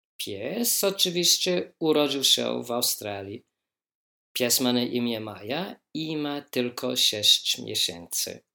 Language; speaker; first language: Polish; non-native, learner; English